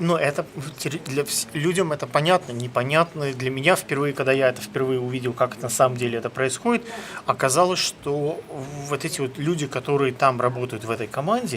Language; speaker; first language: Russian; native; Russian